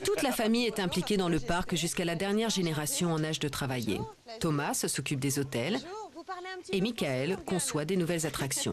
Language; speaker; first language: French; native; French